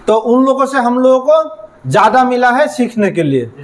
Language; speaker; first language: Hindi; non-native, local second language; Assamese